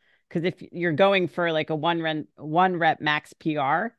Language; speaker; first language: English; native; English